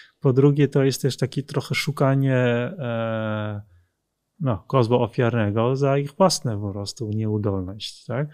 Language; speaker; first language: Polish; non-native, fluent; Dutch